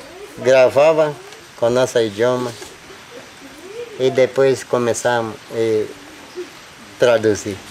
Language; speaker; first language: Portuguese; non-native, local second language; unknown